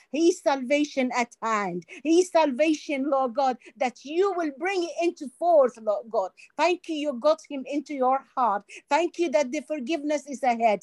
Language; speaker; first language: English; non-native, fluent; Arabic